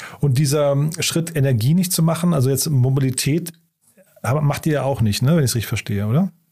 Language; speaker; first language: German; native; German